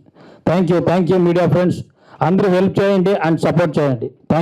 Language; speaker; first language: Telugu; non-native, learner; Kannada